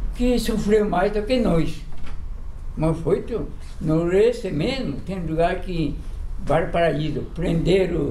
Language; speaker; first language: Portuguese; non-native, fluent; Japanese